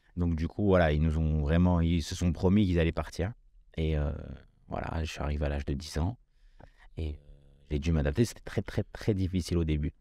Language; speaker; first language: French; early bilingual, other home language; Kabyle